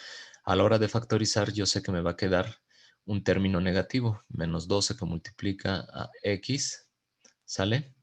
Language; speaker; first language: Spanish; native; Spanish